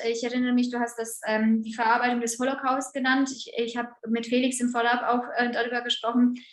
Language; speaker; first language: German; non-native, fluent; Romanian